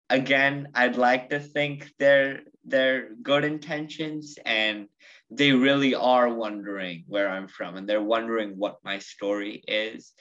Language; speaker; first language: English; early bilingual, other home language; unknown